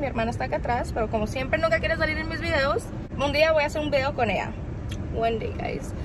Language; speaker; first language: Spanish; early bilingual, heritage; Spanish